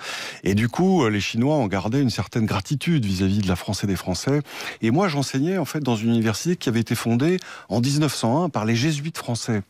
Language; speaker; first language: French; native; French